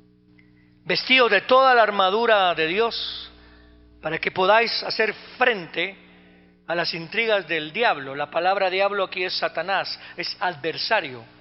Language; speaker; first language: Spanish; native; Spanish